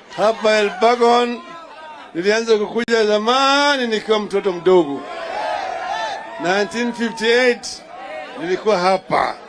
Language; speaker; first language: Swahili; non-native, local second language; Luo (Kenya and Tanzania)